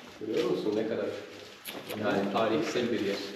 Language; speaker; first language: Turkish; non-native, fluent; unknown